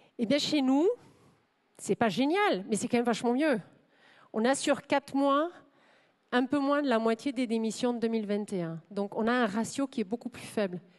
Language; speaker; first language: French; non-native, fluent; German